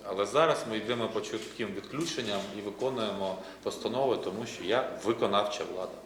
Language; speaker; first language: Ukrainian; native; Ukrainian